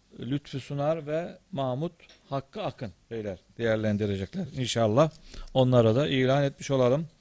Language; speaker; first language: Turkish; native; Turkish